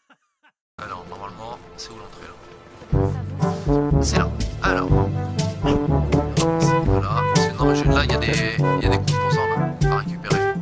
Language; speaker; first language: French; native; French